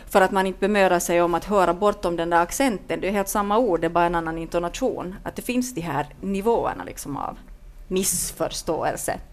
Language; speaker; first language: Swedish; native; Swedish